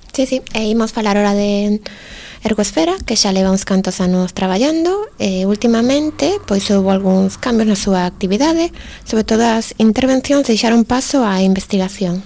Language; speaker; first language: Galician; native; Galician